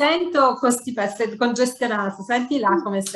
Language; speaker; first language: Italian; native; Italian